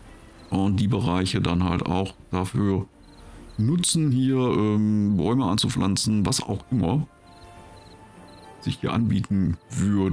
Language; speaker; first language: German; native; German